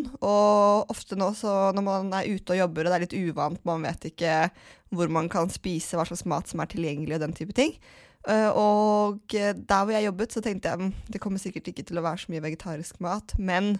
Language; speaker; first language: Norwegian; native; Norwegian